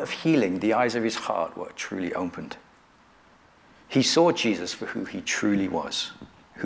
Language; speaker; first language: English; native; English